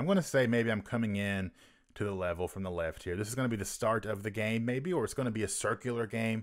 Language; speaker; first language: English; native; English